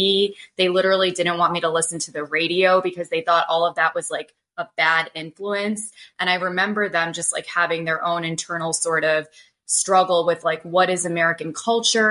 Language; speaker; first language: English; native; English